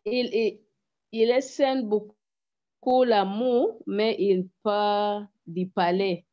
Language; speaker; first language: French; non-native, learner; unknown